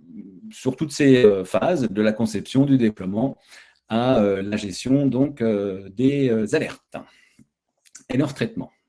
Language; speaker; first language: French; native; French